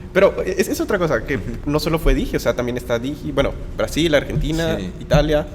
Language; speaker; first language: Spanish; native; Spanish